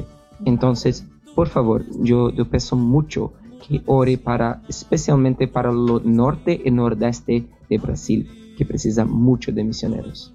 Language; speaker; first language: Spanish; non-native, learner; Portuguese